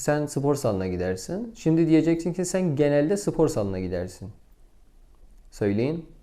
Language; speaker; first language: Turkish; non-native, fluent; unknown